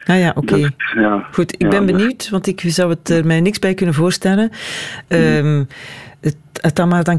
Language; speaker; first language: Dutch; native; Dutch